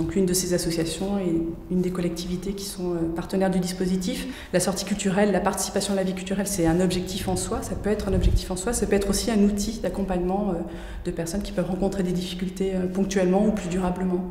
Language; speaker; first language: French; native; French